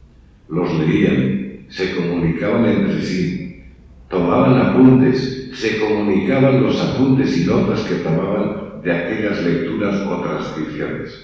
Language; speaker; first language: Spanish; native; Spanish